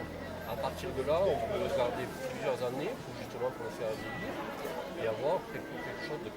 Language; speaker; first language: French; native; French